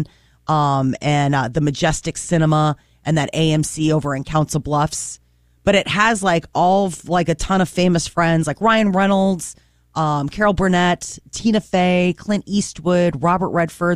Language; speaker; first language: English; native; English